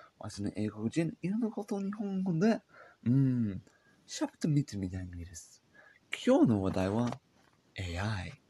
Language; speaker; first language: Japanese; non-native, learner; English